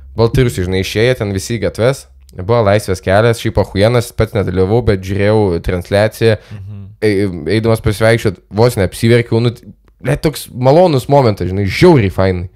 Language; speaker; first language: Lithuanian; non-native, local second language; Russian